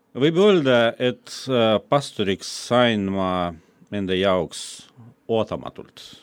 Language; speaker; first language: Estonian; non-native, fluent; Russian